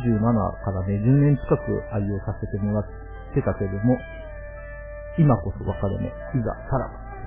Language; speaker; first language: Japanese; native; Japanese